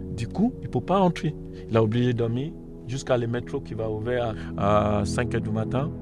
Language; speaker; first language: French; non-native, learner; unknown